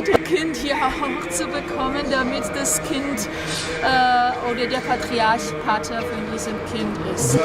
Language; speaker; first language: German; non-native, fluent; Georgian